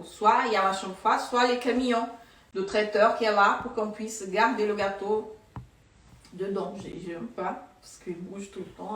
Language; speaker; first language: French; non-native, fluent; Portuguese